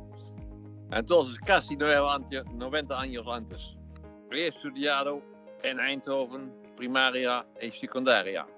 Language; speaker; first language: Spanish; non-native, fluent; Dutch